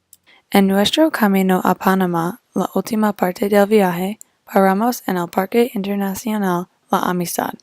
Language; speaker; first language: Spanish; non-native, fluent; English